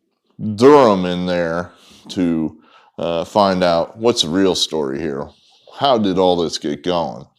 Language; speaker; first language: English; native; English